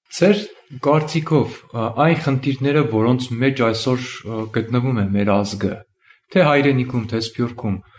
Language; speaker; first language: Armenian; native; Armenian